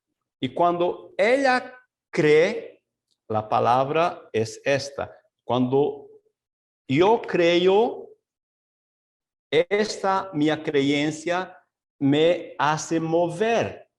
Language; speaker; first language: Spanish; non-native, fluent; Portuguese